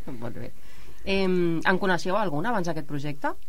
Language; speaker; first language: Catalan; native; Catalan